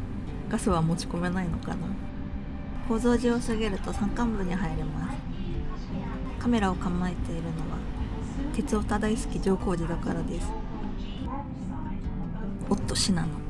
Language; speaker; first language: Japanese; native; Japanese